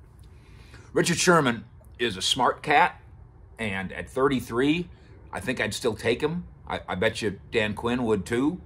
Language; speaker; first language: English; native; English